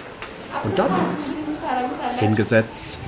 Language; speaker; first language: German; native; German